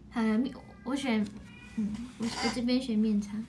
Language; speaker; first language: Chinese; non-native, fluent; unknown